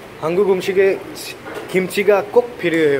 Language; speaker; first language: Korean; non-native, learner; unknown